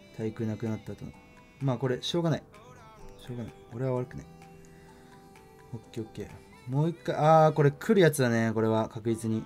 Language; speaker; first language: Japanese; native; Japanese